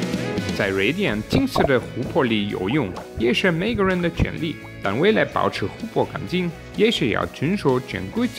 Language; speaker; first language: Chinese; native; Chinese